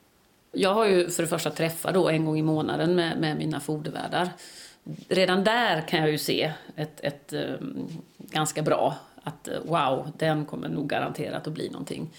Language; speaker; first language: Swedish; native; Swedish